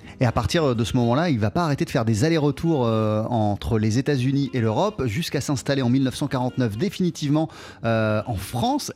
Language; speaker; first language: French; native; French